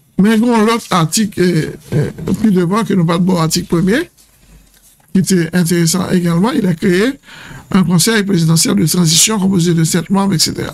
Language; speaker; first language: French; non-native, local second language; Haitian Creole